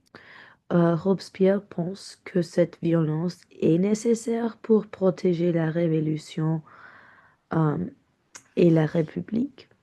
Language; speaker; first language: French; non-native, learner; English